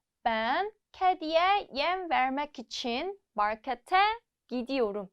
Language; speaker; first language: Turkish; non-native, fluent; Korean